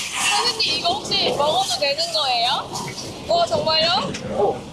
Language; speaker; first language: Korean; non-native, learner; Chinese